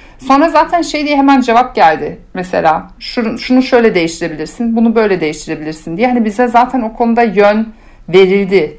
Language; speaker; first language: Turkish; early bilingual, heritage; Turkish